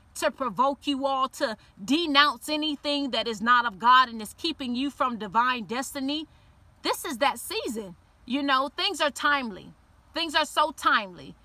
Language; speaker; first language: English; native; English